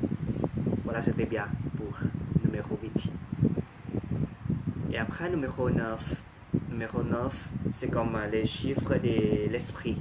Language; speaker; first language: French; non-native, learner; Thai